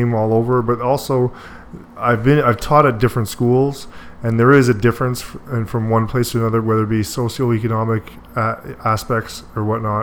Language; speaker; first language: English; native; English